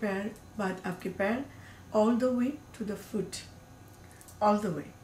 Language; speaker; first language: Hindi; non-native, learner; Bangla